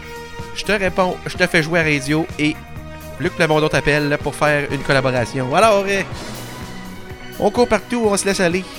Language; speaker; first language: French; native; French